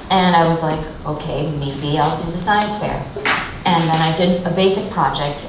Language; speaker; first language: English; native; English